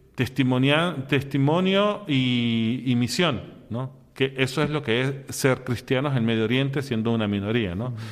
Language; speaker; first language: Spanish; native; Spanish